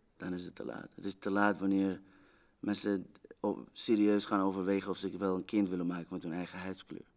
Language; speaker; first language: Dutch; early bilingual, other home language; Persian